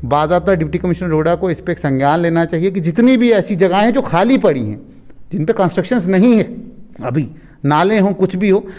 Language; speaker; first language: Hindi; non-native, local second language; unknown